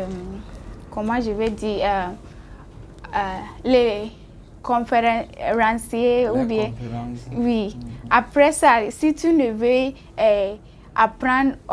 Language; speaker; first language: French; non-native, learner; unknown